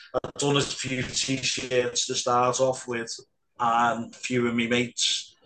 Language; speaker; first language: English; native; English